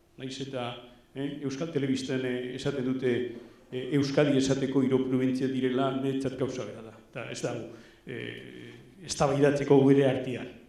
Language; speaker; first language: Basque; non-native, local second language; Spanish